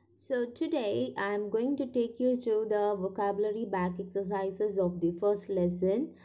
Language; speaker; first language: English; non-native, local second language; Tamil